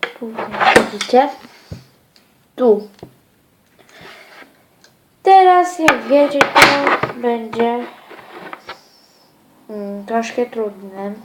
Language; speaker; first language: Polish; early bilingual, other home language; Ukrainian